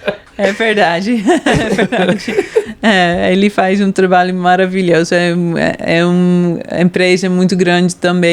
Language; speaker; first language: Portuguese; non-native, fluent; Dutch